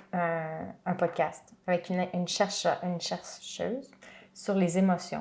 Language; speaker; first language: French; native; French